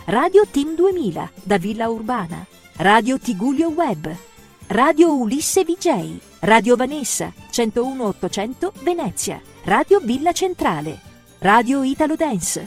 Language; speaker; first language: Italian; native; Italian